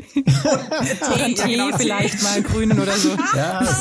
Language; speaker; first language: German; native; German